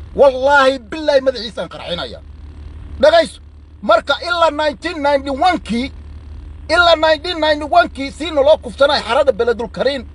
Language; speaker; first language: Somali; native; Somali